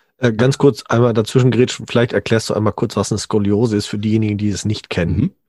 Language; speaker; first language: German; early bilingual, other home language; Italian